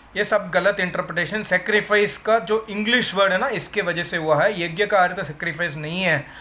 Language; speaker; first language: Hindi; non-native, local second language; Tamil